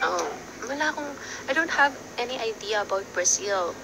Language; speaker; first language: English; non-native, local second language; Filipino